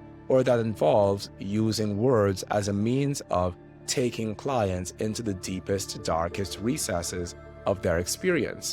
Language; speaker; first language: English; native; English